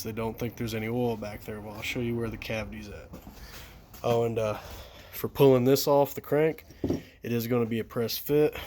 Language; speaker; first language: English; native; English